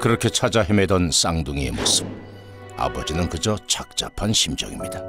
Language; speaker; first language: Korean; native; Korean